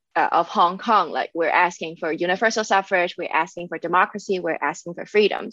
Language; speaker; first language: English; non-native, local second language; Cantonese